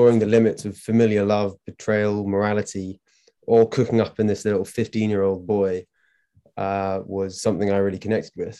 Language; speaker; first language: English; native; English